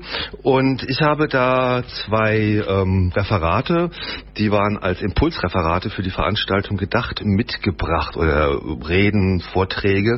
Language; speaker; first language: German; native; German